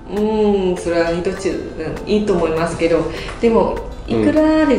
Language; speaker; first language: Japanese; non-native, learner; Vietnamese